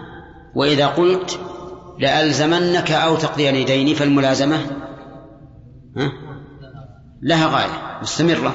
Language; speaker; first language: Arabic; native; Arabic